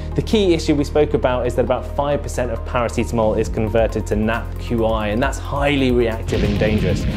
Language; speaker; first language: English; native; English